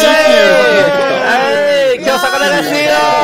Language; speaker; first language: Japanese; native; Japanese